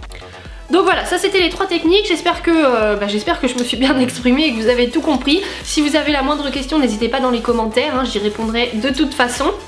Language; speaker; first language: French; native; French